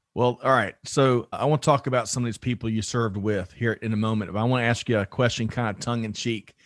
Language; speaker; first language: English; native; English